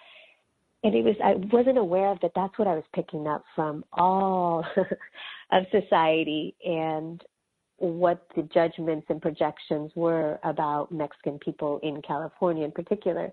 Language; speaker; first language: English; early bilingual, other home language; Spanish